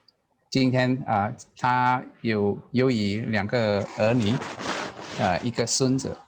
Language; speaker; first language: Chinese; non-native, learner; Indonesian